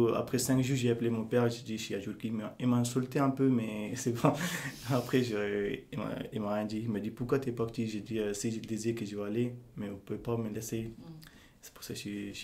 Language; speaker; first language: French; non-native, learner; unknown